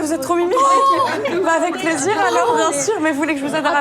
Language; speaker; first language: French; native; French